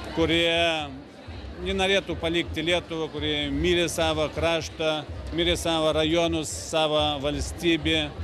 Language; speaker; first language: Lithuanian; non-native, fluent; Russian